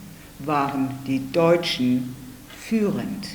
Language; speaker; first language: German; native; German